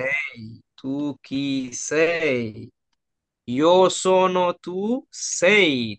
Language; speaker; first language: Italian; non-native, fluent; Bangla